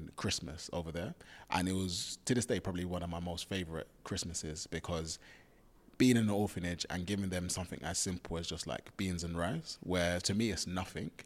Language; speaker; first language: English; early bilingual, other home language; Yoruba